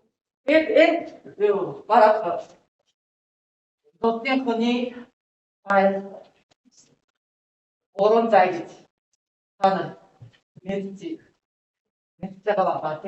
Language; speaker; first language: Mongolian; non-native, learner; Japanese